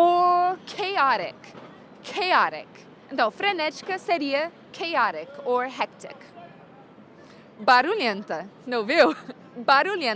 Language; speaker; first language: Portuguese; non-native, fluent; English